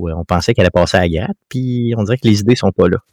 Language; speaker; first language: French; native; French